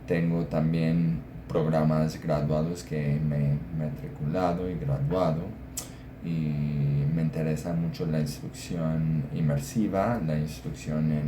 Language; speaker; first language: Spanish; non-native, fluent; English